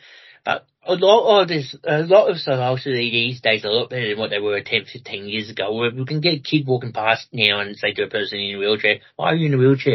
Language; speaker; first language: English; native; English